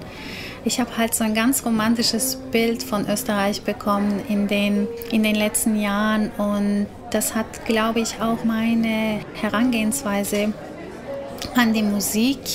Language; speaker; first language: German; non-native, fluent; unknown